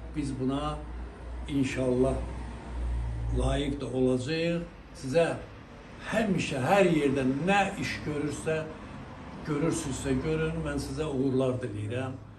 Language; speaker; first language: Azerbaijani; native; Azerbaijani